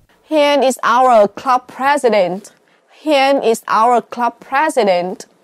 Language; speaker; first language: English; non-native, fluent; Vietnamese